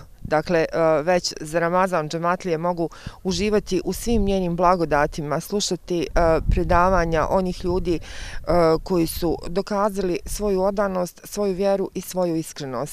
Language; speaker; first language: Croatian; native; Croatian